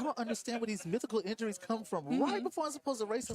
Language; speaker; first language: English; native; English